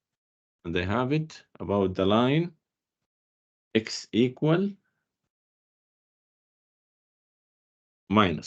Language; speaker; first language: English; non-native, fluent; Arabic